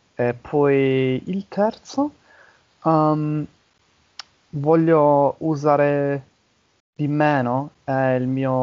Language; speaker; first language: Italian; non-native, learner; English